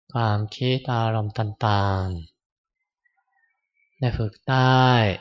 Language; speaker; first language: Thai; non-native, fluent; Japanese